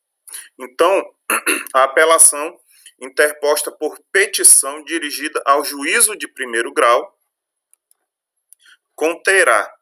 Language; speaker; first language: Portuguese; native; Portuguese